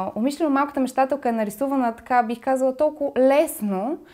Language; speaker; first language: Bulgarian; native; Bulgarian